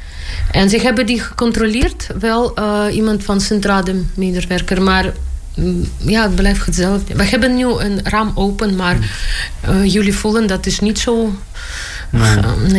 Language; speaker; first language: Dutch; non-native, learner; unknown